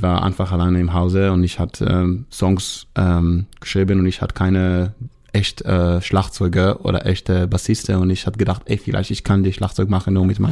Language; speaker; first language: German; non-native, learner; Hebrew